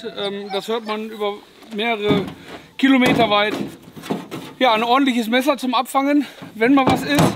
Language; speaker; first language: German; native; German